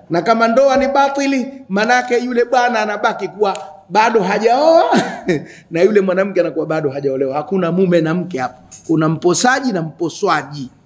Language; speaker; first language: Swahili; native; Swahili